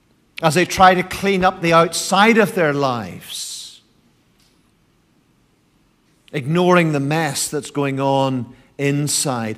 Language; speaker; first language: English; native; English